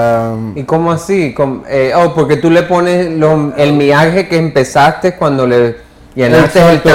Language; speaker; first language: Spanish; early bilingual, heritage; English